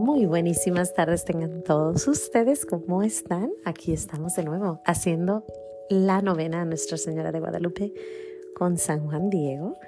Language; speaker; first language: Spanish; native; Spanish